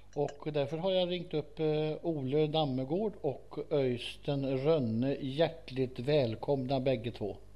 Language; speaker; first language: Swedish; native; Swedish